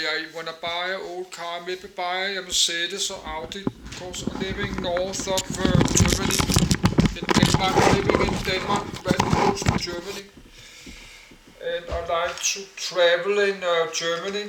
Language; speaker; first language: English; non-native, learner; Danish